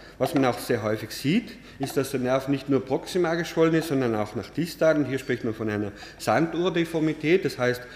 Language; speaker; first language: German; native; German